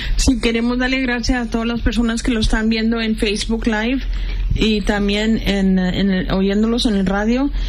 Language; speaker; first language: Spanish; early bilingual, heritage; Spanish